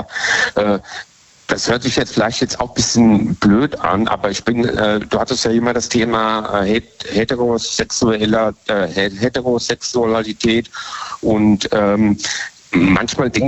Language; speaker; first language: German; native; German